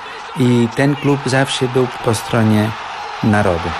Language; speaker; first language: Polish; non-native, fluent; Catalan